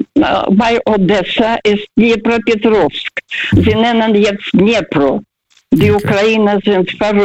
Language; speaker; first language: German; non-native, fluent; Russian